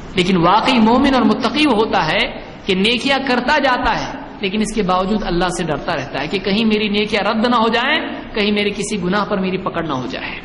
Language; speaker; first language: Urdu; native; Urdu